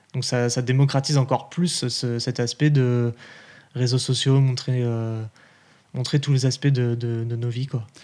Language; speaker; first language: French; native; French